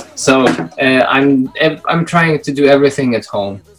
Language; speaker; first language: English; non-native, fluent; Belarusian